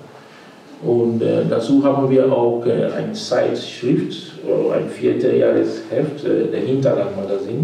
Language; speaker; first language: German; non-native, fluent; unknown